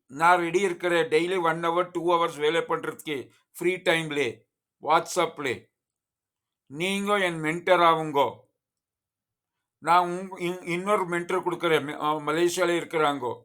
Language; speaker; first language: Tamil; non-native, learner; Kannada